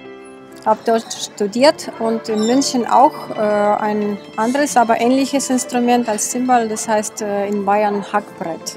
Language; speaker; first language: German; non-native, fluent; Russian